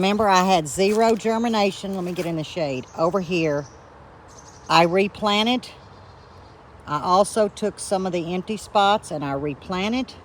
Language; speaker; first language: English; native; English